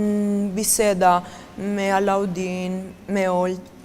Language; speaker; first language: Albanian; non-native, learner; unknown